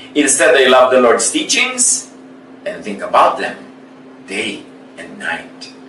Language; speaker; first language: English; non-native, local second language; Filipino